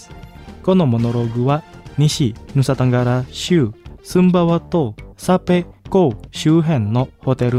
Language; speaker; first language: Japanese; non-native, fluent; Indonesian